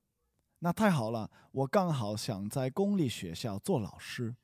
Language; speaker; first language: Chinese; non-native, learner; English